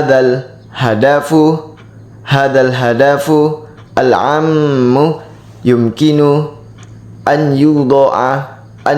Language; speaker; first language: Arabic; non-native, learner; Indonesian